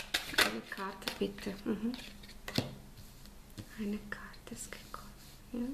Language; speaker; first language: German; non-native, fluent; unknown